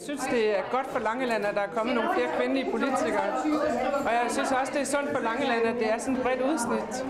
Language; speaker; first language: Danish; native; Danish